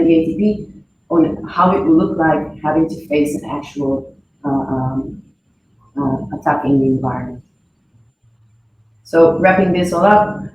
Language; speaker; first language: English; non-native, fluent; Hebrew